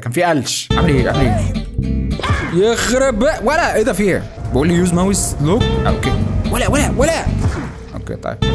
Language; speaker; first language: Arabic; native; Arabic